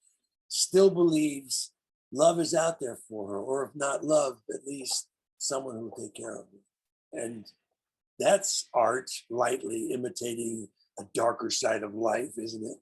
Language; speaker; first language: English; native; English